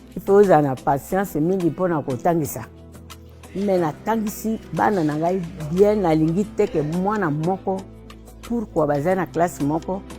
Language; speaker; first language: Lingala; non-native, local second language; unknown